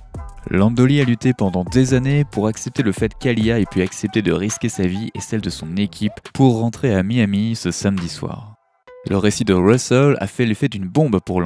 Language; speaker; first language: French; native; French